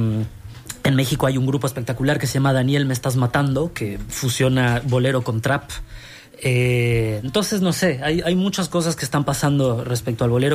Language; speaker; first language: Spanish; native; Spanish